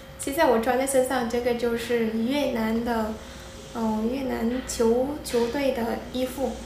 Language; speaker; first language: Chinese; non-native, fluent; Vietnamese